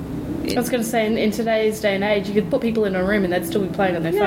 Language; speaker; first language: English; native; English